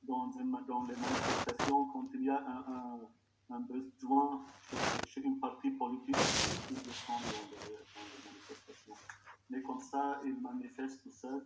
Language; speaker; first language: French; non-native, local second language; Arabic